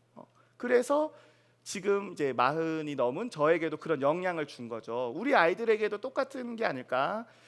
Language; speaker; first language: Korean; native; Korean